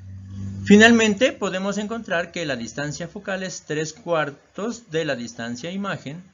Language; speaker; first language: Spanish; native; Spanish